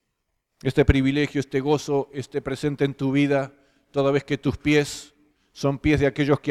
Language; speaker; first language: Spanish; native; Spanish